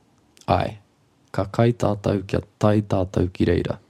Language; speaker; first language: Māori; non-native, local second language; English